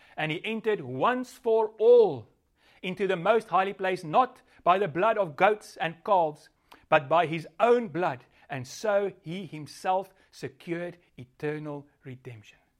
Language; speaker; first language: English; non-native, local second language; Afrikaans